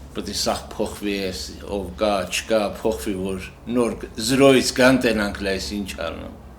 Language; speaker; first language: Armenian; native; Armenian